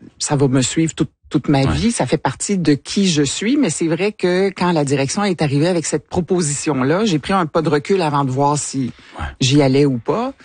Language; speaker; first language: French; native; French